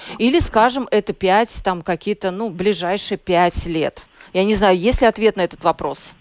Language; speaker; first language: Russian; native; Russian